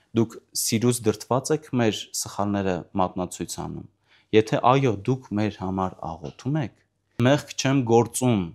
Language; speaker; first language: Armenian; early bilingual, heritage; Armenian